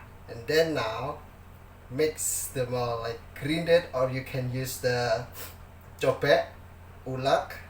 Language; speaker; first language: English; non-native, learner; Indonesian